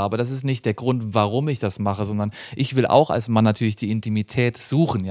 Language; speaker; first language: German; native; German